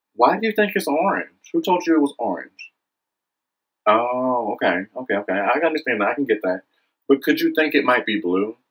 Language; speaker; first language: English; native; English